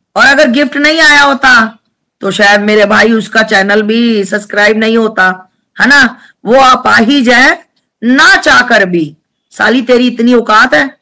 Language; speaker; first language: Hindi; native; Hindi